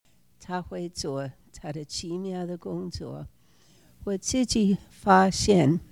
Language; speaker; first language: Chinese; non-native, fluent; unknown